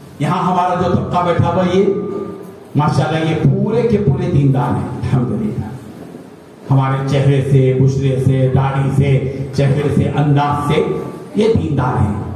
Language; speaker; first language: Urdu; native; Urdu